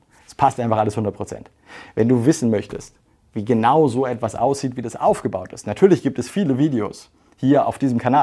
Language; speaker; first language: German; native; German